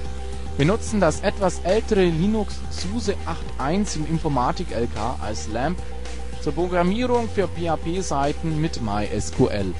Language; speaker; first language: German; native; German